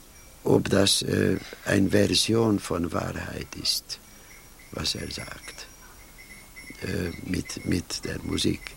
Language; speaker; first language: German; non-native, fluent; Hungarian